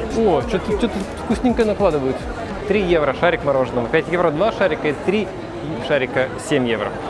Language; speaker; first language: Russian; native; Russian